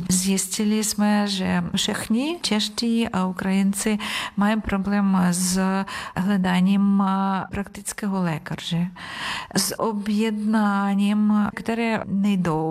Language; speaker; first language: Czech; non-native, learner; Ukrainian